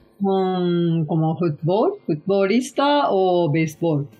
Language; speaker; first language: Spanish; non-native, learner; Japanese